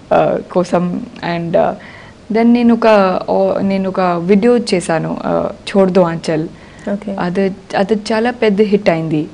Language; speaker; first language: Telugu; non-native, learner; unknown